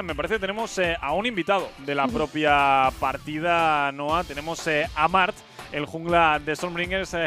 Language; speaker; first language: Spanish; native; Spanish